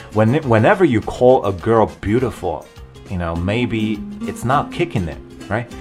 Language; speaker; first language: English; non-native, fluent; Chinese